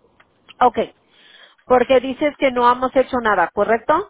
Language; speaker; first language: Spanish; early bilingual, heritage; Spanish